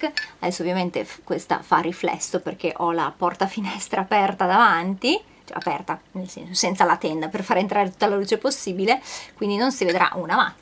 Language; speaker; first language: Italian; native; Italian